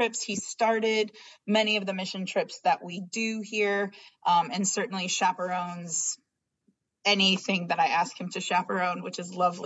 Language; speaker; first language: English; native; English